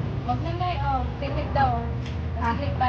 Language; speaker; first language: Filipino; non-native, local second language; Waray